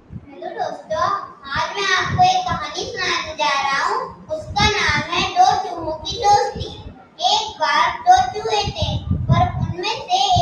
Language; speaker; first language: Hindi; native; Hindi